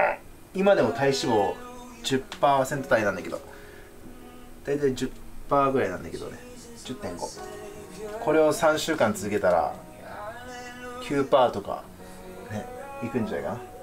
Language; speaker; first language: Japanese; native; Japanese